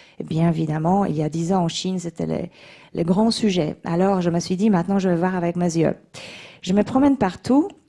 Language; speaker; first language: French; non-native, fluent; Polish